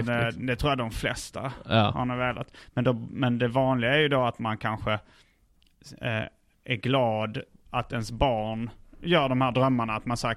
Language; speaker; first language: Swedish; native; Swedish